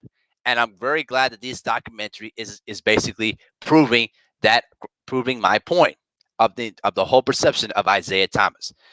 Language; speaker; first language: English; native; English